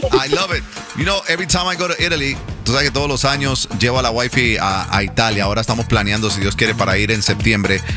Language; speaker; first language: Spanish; early bilingual, heritage; Spanish